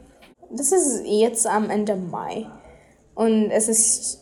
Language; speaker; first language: German; non-native, learner; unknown